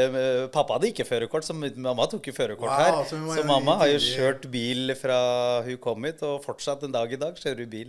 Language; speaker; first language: Norwegian; early bilingual, other home language; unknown